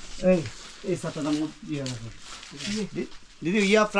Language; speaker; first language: Hindi; non-native, learner; Bangla